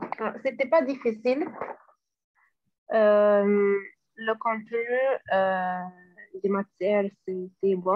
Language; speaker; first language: French; non-native, learner; Arabic